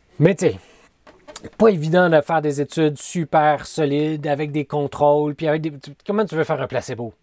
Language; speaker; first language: French; native; French